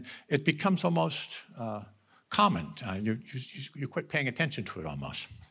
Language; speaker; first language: English; native; English